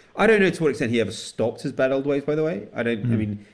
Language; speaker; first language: English; native; English